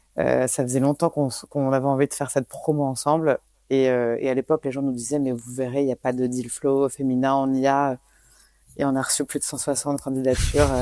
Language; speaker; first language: French; native; French